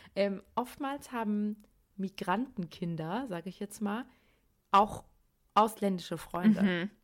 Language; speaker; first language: German; native; German